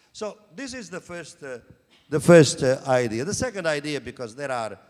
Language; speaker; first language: English; non-native, fluent; Portuguese